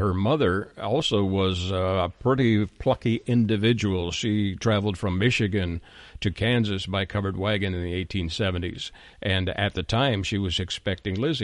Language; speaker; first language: English; native; English